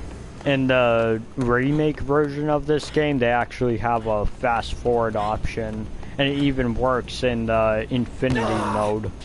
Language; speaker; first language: English; native; English